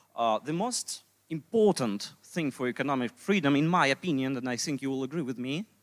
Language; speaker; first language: English; non-native, fluent; Russian